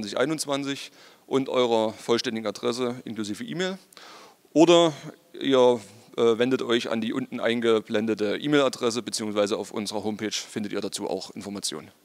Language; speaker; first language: German; native; German